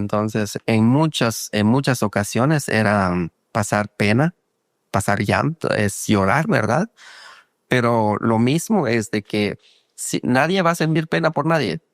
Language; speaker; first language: Spanish; non-native, local second language; Kaqchikel